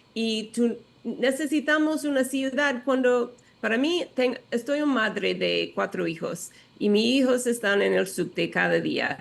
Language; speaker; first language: Spanish; non-native, learner; English